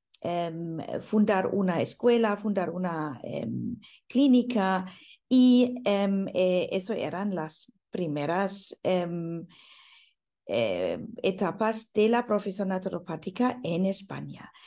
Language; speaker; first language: Spanish; non-native, fluent; German